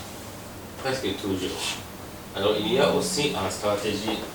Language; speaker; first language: French; non-native, fluent; Japanese